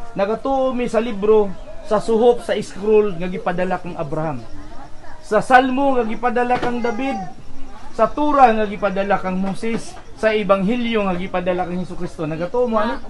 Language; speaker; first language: Cebuano; non-native, local second language; Iloko